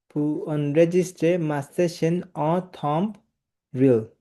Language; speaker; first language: French; non-native, learner; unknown